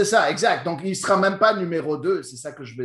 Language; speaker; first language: French; native; French